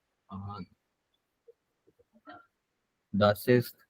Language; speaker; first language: German; non-native, learner; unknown